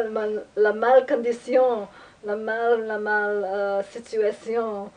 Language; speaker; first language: French; non-native, learner; English